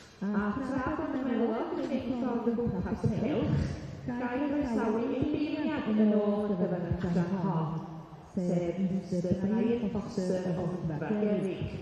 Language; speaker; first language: Welsh; native; Welsh